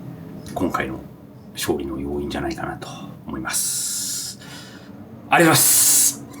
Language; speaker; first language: Japanese; native; Japanese